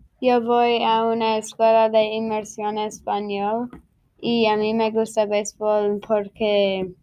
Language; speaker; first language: Spanish; non-native, learner; English